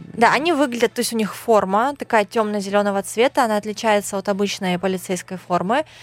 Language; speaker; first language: Russian; native; Russian